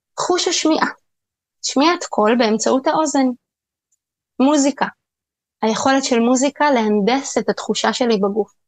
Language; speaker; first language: Hebrew; native; Hebrew